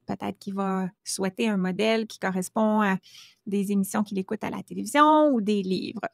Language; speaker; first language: French; native; French